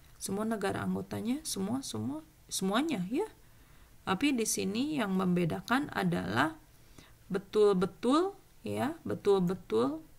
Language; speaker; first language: Indonesian; native; Indonesian